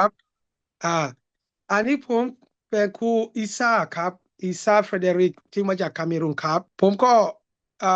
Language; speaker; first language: Thai; non-native, learner; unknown